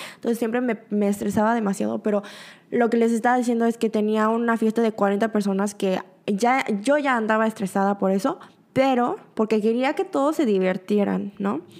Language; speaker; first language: Spanish; early bilingual, other home language; Korean